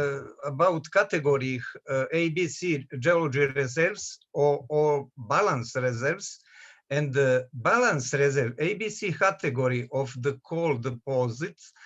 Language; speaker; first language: English; non-native, learner; Serbian